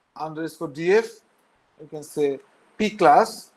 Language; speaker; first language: English; non-native, local second language; Bangla